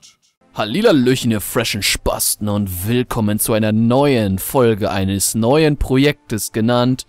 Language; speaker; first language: German; native; German